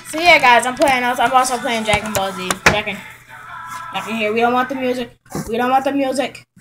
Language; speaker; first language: English; native; English